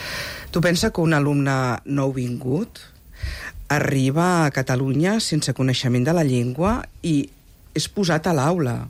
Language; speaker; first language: Catalan; native; Catalan